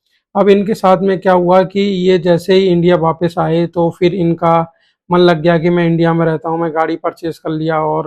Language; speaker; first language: Hindi; native; Hindi